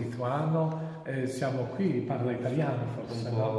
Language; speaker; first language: Italian; non-native, learner; Polish